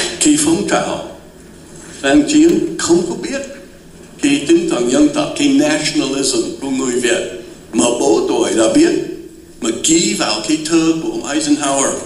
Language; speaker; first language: Vietnamese; non-native, fluent; English